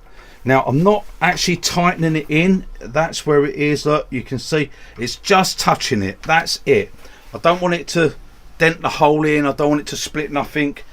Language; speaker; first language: English; native; English